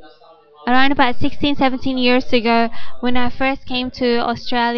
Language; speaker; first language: English; non-native, fluent; Indonesian